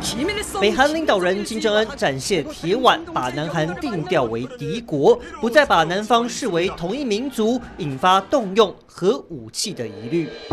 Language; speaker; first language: Chinese; native; Chinese